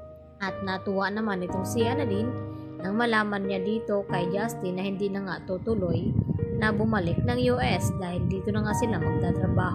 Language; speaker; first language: Filipino; native; Filipino